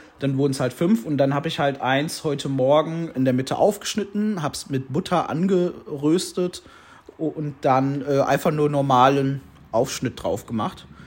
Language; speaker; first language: German; native; German